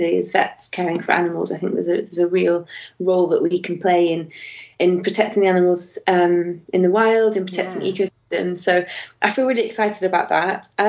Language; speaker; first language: English; native; English